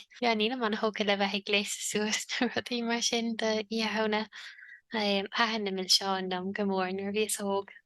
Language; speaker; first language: Irish; native; Irish